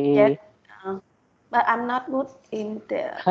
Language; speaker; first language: English; non-native, learner; Vietnamese